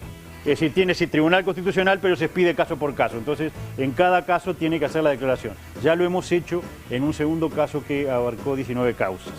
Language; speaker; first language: Spanish; native; Spanish